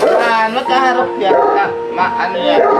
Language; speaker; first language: Filipino; non-native, learner; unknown